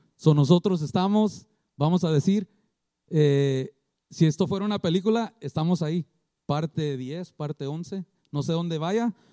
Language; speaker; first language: Spanish; early bilingual, heritage; Spanish